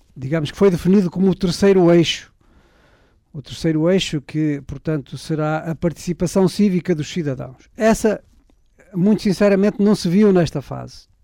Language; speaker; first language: Portuguese; native; Portuguese